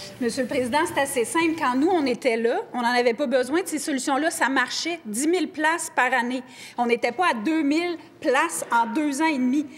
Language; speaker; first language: French; native; French